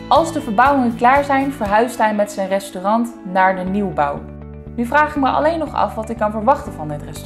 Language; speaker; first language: Dutch; native; Dutch